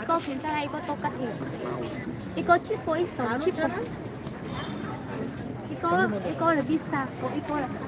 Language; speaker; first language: Korean; non-native, learner; Vietnamese